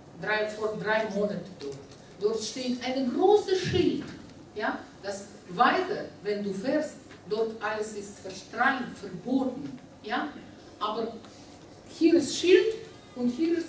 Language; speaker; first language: German; non-native, learner; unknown